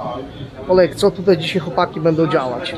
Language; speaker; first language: Polish; native; Polish